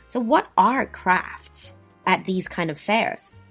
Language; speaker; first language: English; non-native, fluent; Chinese